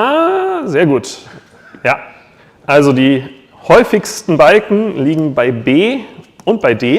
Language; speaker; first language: German; native; German